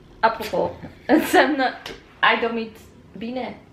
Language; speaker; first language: Romanian; non-native, learner; Dutch